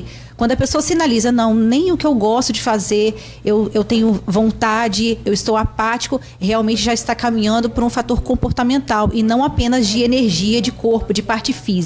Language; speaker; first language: Portuguese; native; Portuguese